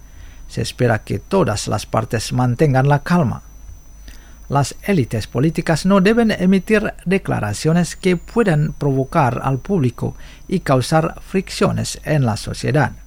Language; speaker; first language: Spanish; non-native, fluent; Indonesian